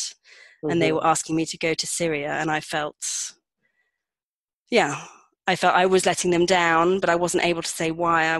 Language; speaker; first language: English; native; English